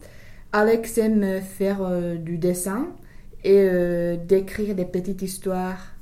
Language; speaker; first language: French; non-native, fluent; English